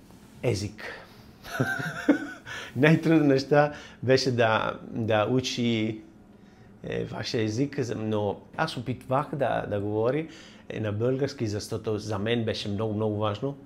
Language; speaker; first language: Bulgarian; non-native, learner; Italian